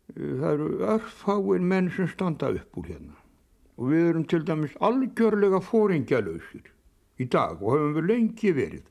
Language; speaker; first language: Icelandic; native; Icelandic